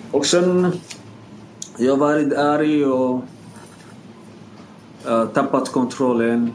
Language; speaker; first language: Swedish; non-native, learner; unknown